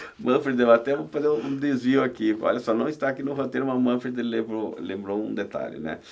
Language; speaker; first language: Portuguese; native; Portuguese